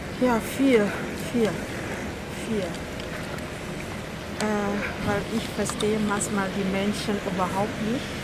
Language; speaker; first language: German; non-native, learner; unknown